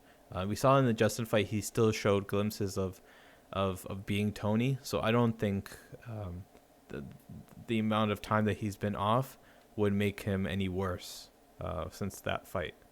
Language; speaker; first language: English; native; English